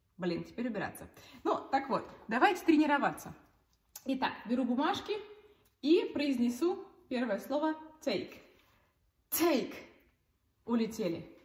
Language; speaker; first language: Russian; native; Russian